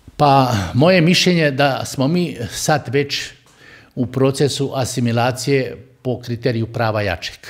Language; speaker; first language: Croatian; native; Croatian